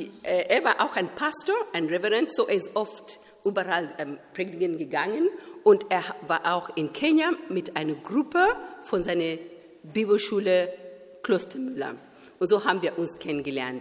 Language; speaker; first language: German; non-native, fluent; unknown